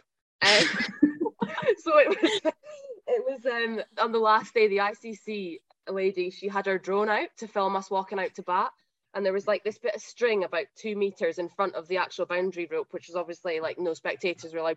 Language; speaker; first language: English; native; English